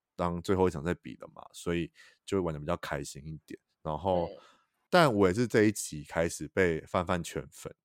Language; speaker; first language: Chinese; native; Chinese